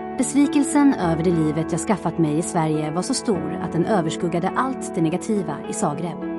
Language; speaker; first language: Swedish; non-native, fluent; Croatian